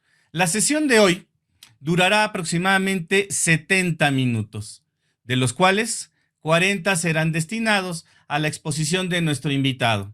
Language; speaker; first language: Spanish; native; Spanish